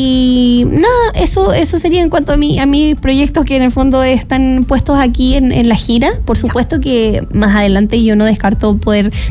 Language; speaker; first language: Spanish; native; Spanish